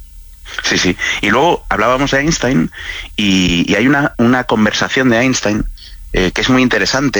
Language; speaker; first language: Spanish; native; Spanish